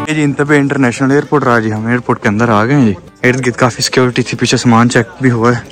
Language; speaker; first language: Urdu; native; Urdu